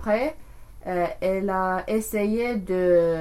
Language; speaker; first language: French; non-native, learner; English